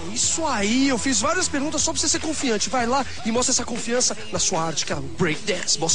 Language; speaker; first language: Portuguese; native; Portuguese